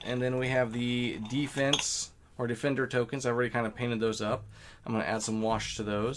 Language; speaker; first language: English; native; English